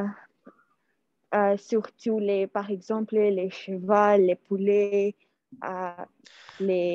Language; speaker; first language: French; non-native, learner; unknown